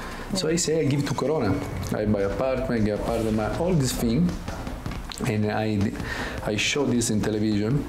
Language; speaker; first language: English; non-native, learner; Italian